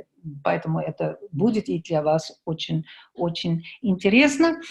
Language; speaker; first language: Russian; non-native, fluent; German